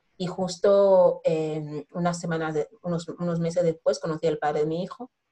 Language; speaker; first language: Spanish; non-native, local second language; Fang